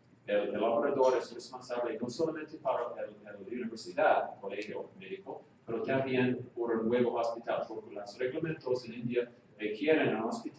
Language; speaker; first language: Spanish; non-native, fluent; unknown